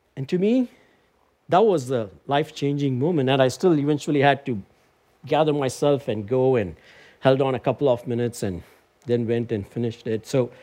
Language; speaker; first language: English; non-native, local second language; Tamil